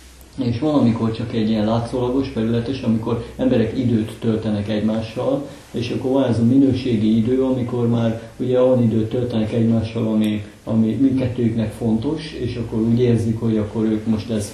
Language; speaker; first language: Hungarian; native; Hungarian